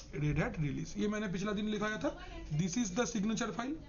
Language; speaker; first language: Hindi; non-native, local second language; Bangla